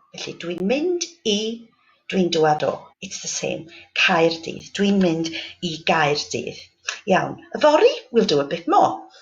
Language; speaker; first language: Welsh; native; Welsh